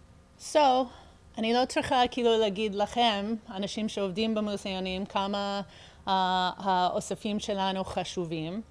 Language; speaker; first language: Hebrew; early bilingual, heritage; English